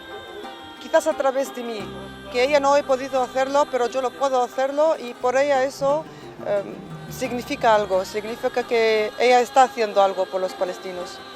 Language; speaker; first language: Spanish; non-native, fluent; Arabic